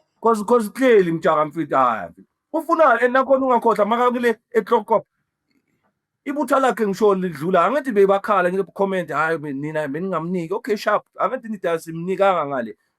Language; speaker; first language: Zulu; non-native, local second language; Southern Sotho